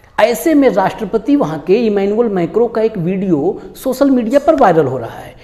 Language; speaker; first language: Hindi; native; Hindi